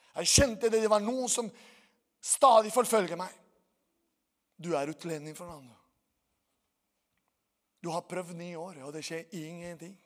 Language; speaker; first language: Norwegian; non-native, fluent; Portuguese